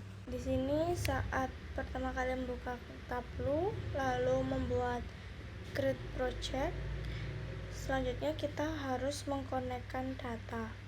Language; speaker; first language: Indonesian; native; Indonesian